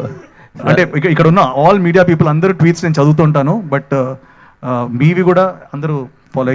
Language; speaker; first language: Telugu; native; Telugu